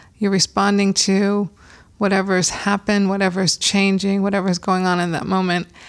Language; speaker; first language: English; native; English